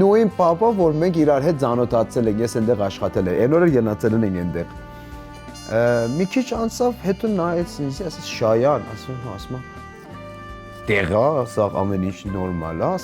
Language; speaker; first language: Armenian; non-native, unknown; Persian